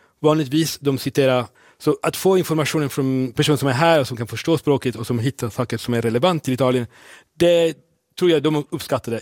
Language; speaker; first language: Swedish; non-native, fluent; Italian